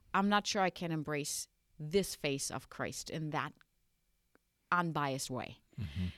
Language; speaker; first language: English; non-native, fluent; German